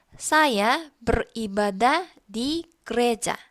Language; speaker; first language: Indonesian; non-native, fluent; Korean